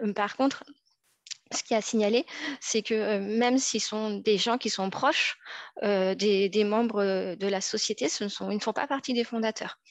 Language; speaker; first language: French; native; French